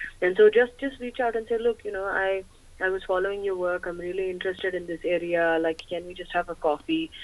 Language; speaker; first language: English; early bilingual, other home language; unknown